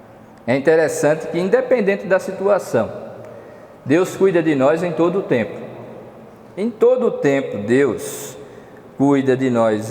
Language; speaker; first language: Portuguese; native; Portuguese